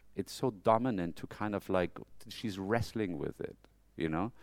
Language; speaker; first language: English; non-native, fluent; German